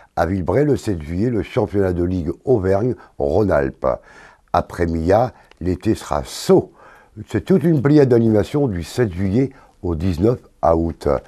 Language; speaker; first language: French; native; French